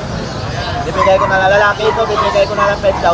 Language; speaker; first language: Filipino; native; Filipino